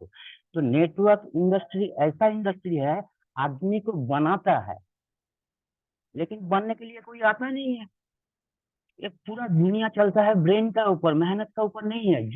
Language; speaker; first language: Hindi; non-native, local second language; Bangla